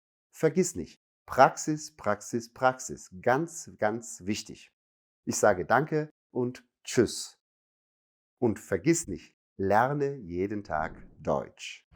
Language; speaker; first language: German; non-native, fluent; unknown